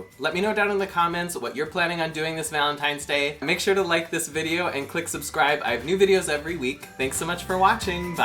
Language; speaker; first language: English; native; English